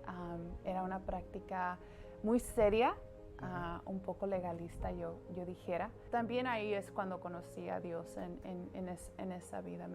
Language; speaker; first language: Spanish; early bilingual, heritage; Spanish